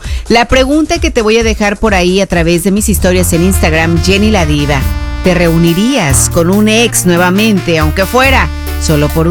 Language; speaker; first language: Spanish; native; Spanish